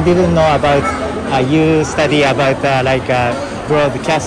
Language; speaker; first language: English; non-native, learner; Japanese